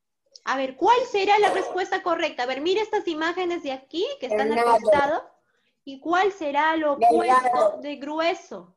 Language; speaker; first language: Spanish; native; Spanish